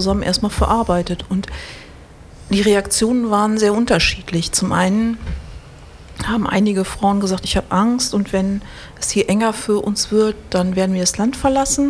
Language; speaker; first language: German; native; German